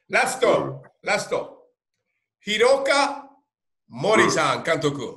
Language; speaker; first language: Japanese; non-native, learner; English